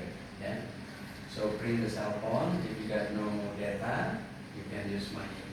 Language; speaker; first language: English; non-native, fluent; Indonesian